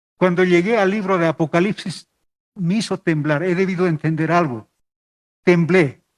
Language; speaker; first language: Spanish; non-native, local second language; Aymara